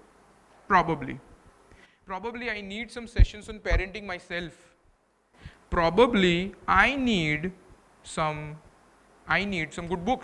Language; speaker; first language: English; non-native, local second language; Gujarati